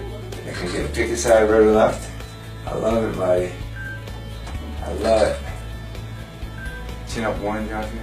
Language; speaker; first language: English; native; English